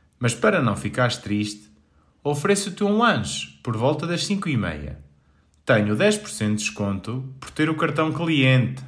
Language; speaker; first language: Portuguese; native; Portuguese